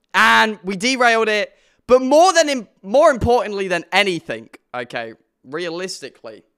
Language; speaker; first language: English; native; English